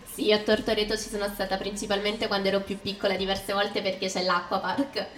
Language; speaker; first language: Italian; native; Italian